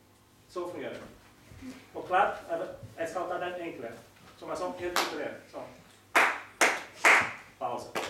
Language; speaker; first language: Norwegian; non-native, fluent; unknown